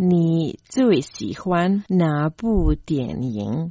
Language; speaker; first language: Chinese; non-native, learner; Croatian